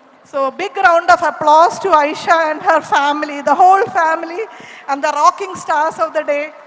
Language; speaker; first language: English; non-native, local second language; Malayalam